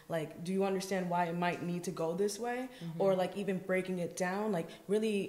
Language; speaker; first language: English; native; English